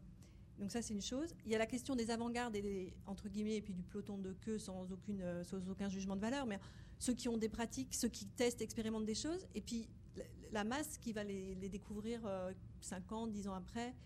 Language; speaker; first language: French; native; French